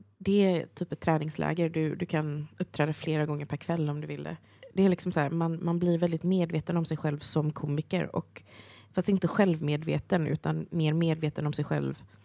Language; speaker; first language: Swedish; early bilingual, other home language; Chinese